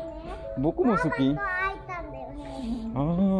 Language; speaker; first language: Japanese; non-native, learner; Bangla